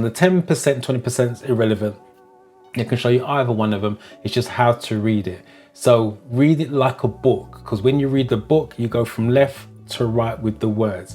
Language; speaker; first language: English; native; English